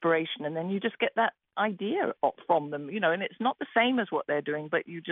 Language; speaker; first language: English; native; English